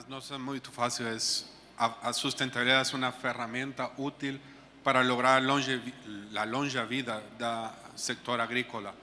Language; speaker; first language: Portuguese; non-native, fluent; Spanish